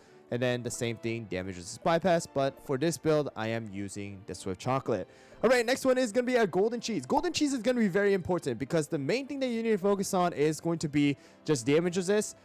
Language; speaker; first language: English; native; English